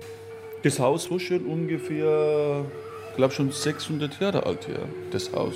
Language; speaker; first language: German; non-native, learner; Turkish